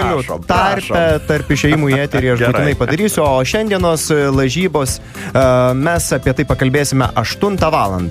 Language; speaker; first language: Lithuanian; native; Lithuanian